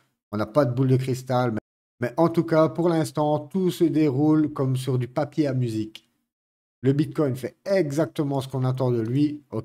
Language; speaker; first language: French; native; French